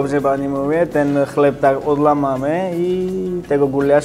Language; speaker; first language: Polish; non-native, learner; Georgian